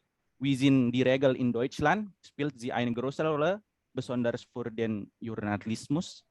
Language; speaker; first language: German; non-native, learner; Indonesian